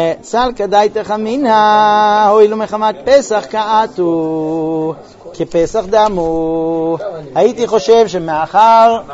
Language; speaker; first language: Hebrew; early bilingual, heritage; Hebrew